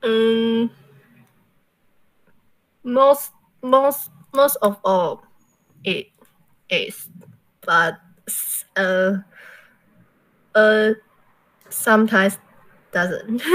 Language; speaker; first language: English; non-native, learner; Chinese